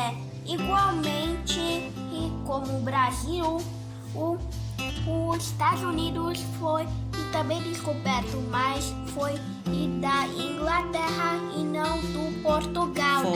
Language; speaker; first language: Portuguese; non-native, learner; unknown